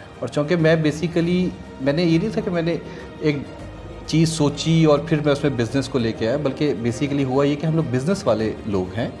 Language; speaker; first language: Urdu; native; Urdu